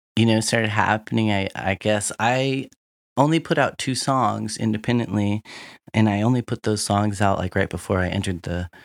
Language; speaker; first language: English; native; English